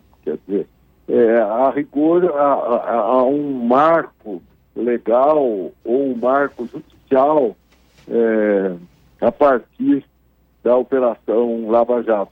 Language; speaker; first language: Portuguese; native; Portuguese